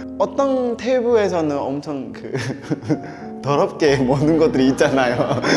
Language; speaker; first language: Korean; non-native, learner; Burmese